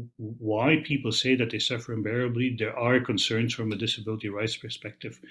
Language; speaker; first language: English; non-native, fluent; Dutch